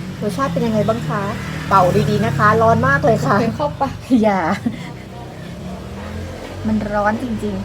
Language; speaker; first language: Thai; native; Thai